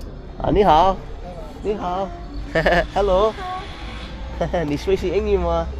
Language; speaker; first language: Chinese; non-native, learner; English